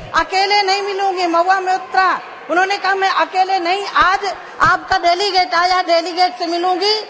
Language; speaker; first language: Hindi; native; Hindi